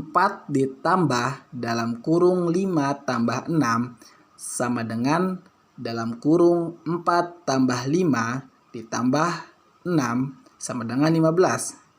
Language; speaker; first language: Indonesian; native; Indonesian